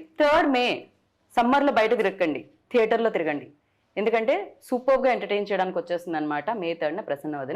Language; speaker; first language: Telugu; native; Telugu